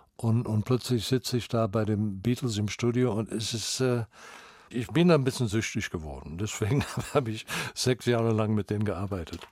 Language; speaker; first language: German; non-native, fluent; English